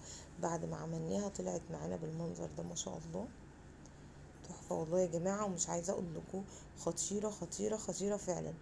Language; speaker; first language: Arabic; native; Arabic